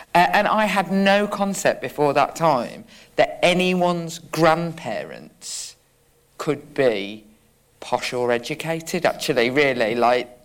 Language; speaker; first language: English; native; English